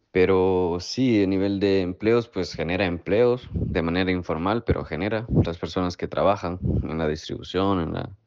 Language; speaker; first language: Spanish; native; Spanish